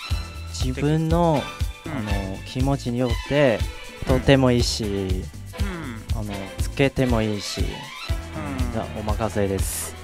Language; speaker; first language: Japanese; non-native, fluent; Chinese